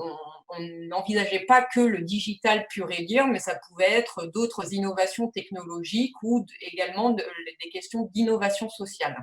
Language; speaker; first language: French; native; French